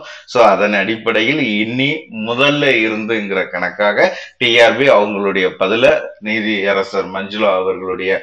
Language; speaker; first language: Tamil; native; Tamil